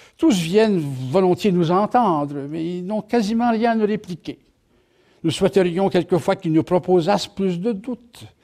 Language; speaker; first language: French; native; French